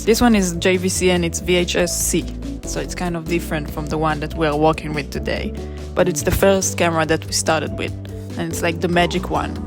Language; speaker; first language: English; non-native, fluent; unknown